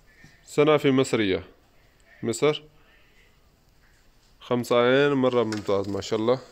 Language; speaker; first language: Arabic; non-native, learner; Urdu